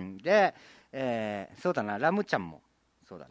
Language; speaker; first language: Japanese; native; Japanese